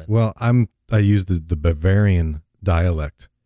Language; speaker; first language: English; native; English